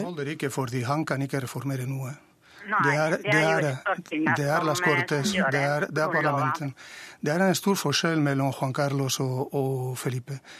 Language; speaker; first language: Norwegian; non-native, fluent; Spanish